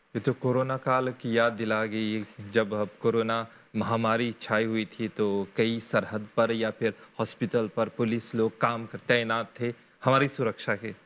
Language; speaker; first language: Hindi; non-native, local second language; Morisyen